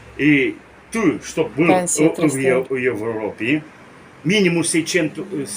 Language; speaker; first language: Russian; early bilingual, heritage; Russian